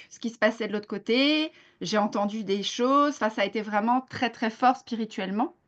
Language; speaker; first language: French; native; French